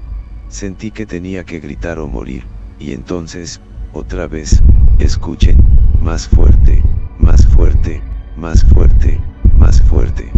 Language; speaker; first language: Spanish; native; Spanish